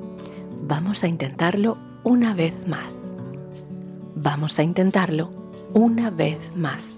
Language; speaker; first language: Spanish; native; Spanish